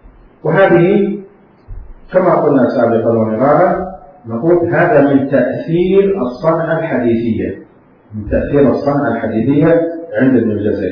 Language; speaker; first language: Arabic; native; Arabic